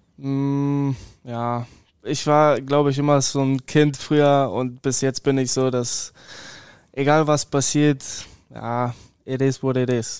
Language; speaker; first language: German; early bilingual, other home language; Polish